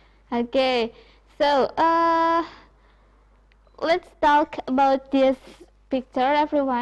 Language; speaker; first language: English; non-native, fluent; Indonesian